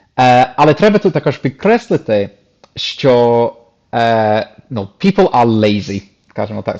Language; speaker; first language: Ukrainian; non-native, fluent; English